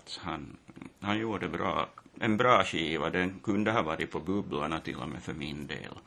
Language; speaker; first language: Swedish; native; Swedish